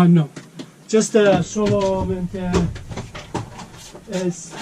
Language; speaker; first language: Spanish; non-native, learner; Turkish